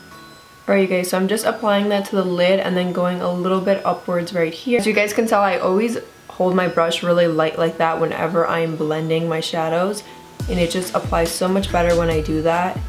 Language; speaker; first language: English; native; English